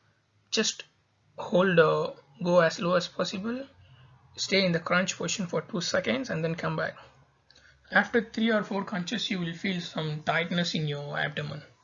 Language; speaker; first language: English; non-native, local second language; Tamil